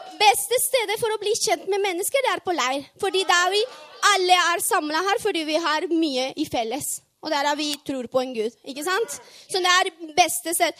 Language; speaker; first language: Norwegian; non-native, fluent; Spanish